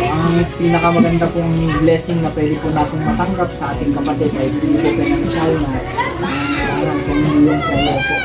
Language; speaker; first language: Filipino; native; Filipino